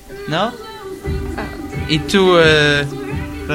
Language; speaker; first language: Spanish; non-native, learner; French